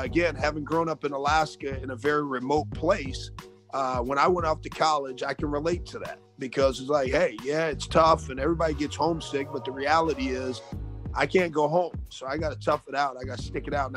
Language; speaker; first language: English; native; English